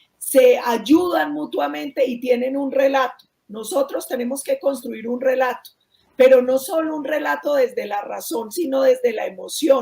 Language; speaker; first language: Spanish; native; Spanish